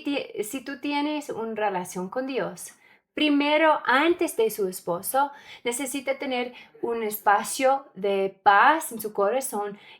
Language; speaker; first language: Spanish; non-native, learner; English